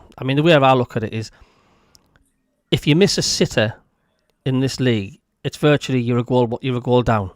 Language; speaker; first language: English; native; English